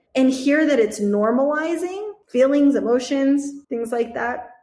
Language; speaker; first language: English; native; English